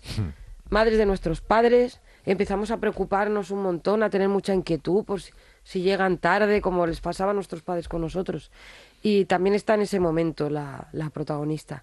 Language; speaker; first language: Spanish; native; Spanish